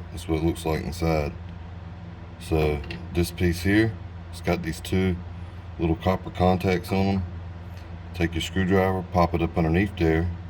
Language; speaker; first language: English; native; English